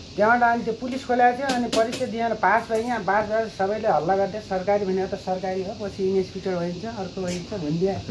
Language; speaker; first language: Nepali; native; Nepali